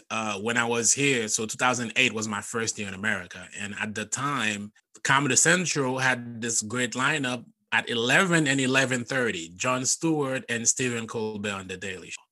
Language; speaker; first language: English; non-native, fluent; Haitian Creole